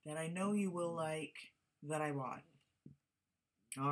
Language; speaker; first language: English; native; English